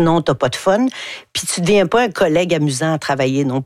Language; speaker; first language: French; native; French